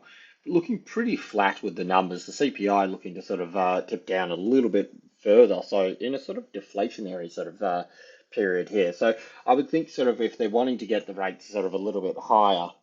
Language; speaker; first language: English; native; English